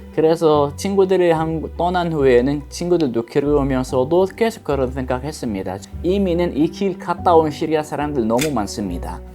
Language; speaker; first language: Korean; non-native, fluent; Arabic